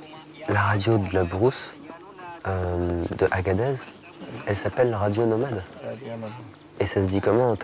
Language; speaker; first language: French; native; French